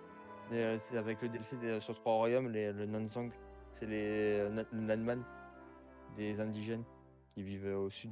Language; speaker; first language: French; native; French